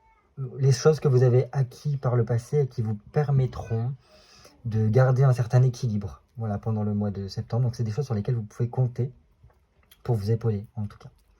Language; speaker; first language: French; native; French